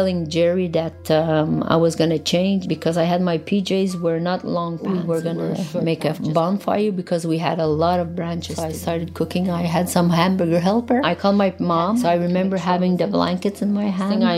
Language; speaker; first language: English; non-native, fluent; French